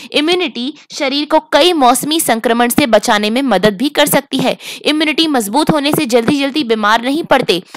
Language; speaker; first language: Hindi; native; Hindi